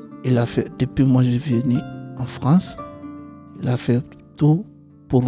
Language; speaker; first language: French; non-native, learner; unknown